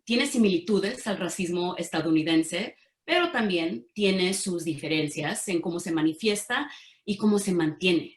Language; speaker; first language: Spanish; early bilingual, heritage; Spanish